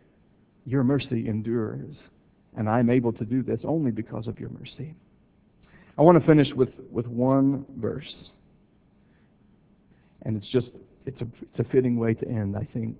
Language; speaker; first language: English; native; English